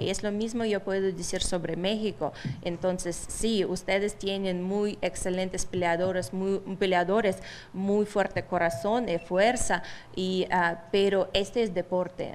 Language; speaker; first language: Spanish; non-native, fluent; Russian